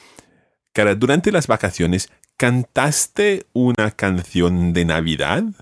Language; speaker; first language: Spanish; non-native, fluent; English